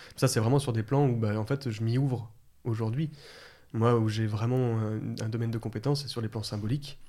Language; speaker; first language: French; native; French